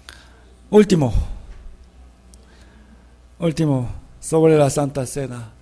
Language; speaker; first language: Spanish; non-native, fluent; Korean